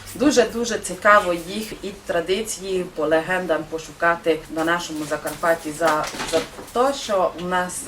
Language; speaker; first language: Ukrainian; non-native, local second language; Hungarian